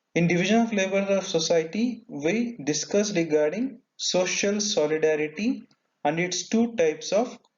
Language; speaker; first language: English; non-native, local second language; Kannada